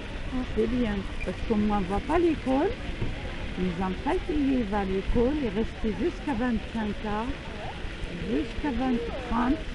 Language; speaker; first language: French; non-native, learner; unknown